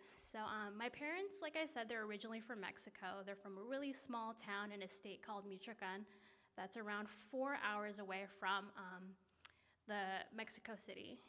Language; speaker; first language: English; native; English